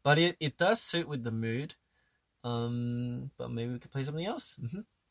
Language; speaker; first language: English; early bilingual, other home language; Korean